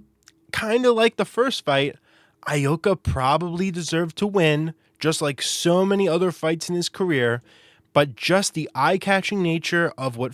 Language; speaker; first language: English; native; English